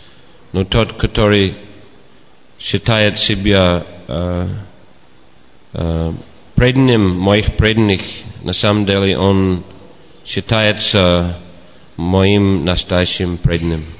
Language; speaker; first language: Russian; non-native, fluent; English